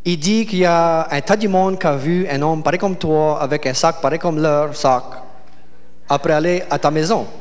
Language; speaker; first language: French; native; French